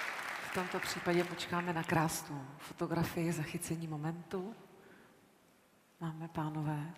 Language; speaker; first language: Czech; native; Czech